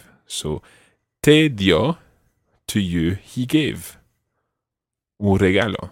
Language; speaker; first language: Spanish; non-native, fluent; English